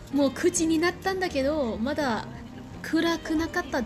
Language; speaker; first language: Japanese; non-native, learner; Thai